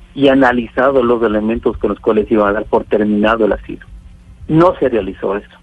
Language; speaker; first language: Spanish; native; Spanish